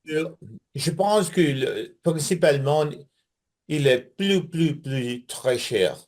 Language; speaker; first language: French; non-native, learner; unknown